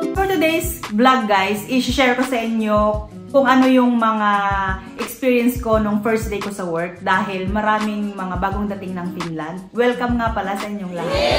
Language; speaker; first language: Filipino; native; Filipino